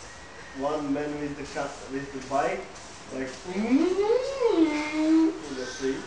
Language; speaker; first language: English; non-native, learner; Czech